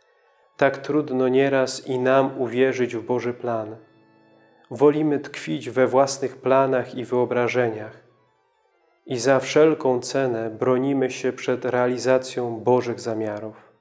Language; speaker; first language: Polish; native; Polish